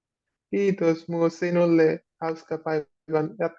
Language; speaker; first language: Finnish; non-native, learner; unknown